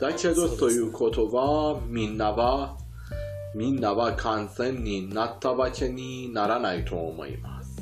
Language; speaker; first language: Japanese; non-native, fluent; Persian